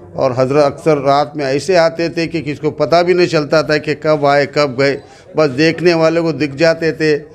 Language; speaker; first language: Hindi; non-native, local second language; Urdu